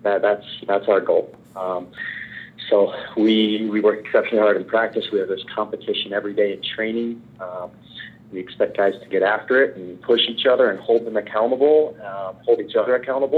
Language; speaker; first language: English; native; English